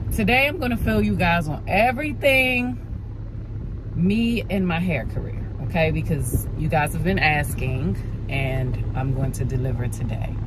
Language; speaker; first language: English; native; English